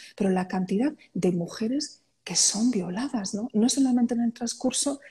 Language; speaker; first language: Spanish; native; Spanish